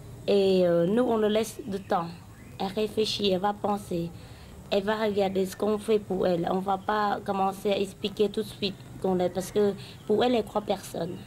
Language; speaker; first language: French; non-native, learner; Khmer